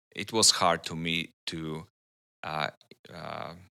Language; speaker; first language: English; non-native, learner; Serbian